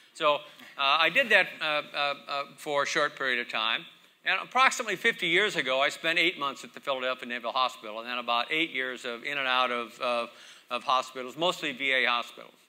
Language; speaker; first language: English; native; English